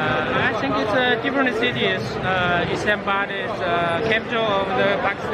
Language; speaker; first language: English; non-native, learner; Chinese